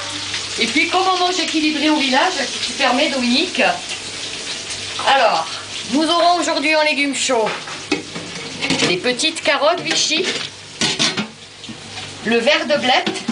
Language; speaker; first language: French; native; French